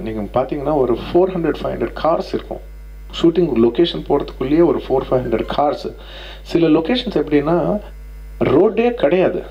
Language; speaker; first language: Tamil; non-native, local second language; Telugu